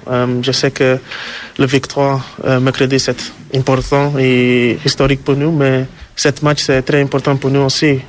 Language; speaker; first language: French; non-native, learner; English